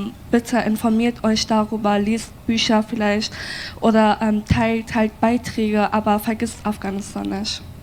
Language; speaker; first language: German; non-native, fluent; Persian